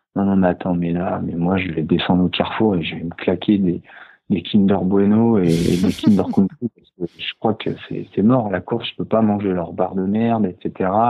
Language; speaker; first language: French; native; French